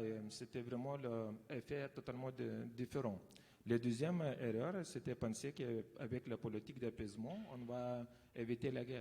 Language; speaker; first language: French; non-native, fluent; Lithuanian